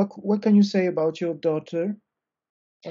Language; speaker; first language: English; non-native, fluent; French